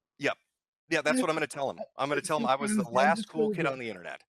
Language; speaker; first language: English; native; English